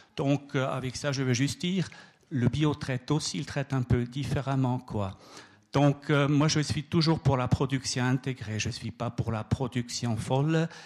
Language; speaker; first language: French; native; French